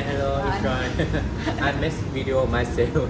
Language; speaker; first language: English; non-native, learner; Vietnamese